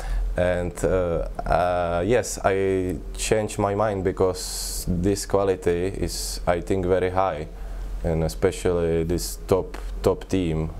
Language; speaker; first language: English; non-native, learner; Czech